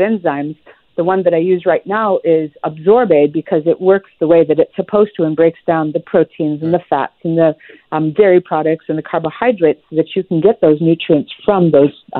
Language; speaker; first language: English; native; English